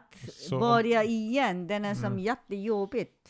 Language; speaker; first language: Swedish; non-native, fluent; Korean